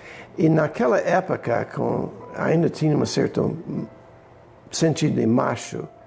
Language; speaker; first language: Portuguese; non-native, fluent; English